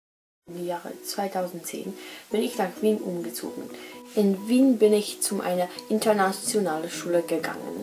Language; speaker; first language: German; non-native, learner; Polish